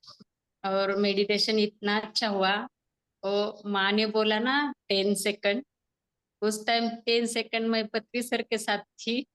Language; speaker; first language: Hindi; non-native, local second language; Marathi